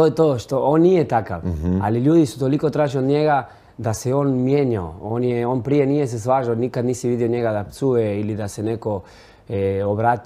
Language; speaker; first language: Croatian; non-native, fluent; Spanish